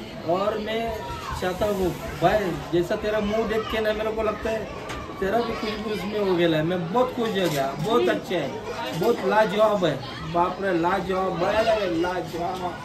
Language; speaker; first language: Hindi; non-native, local second language; Marathi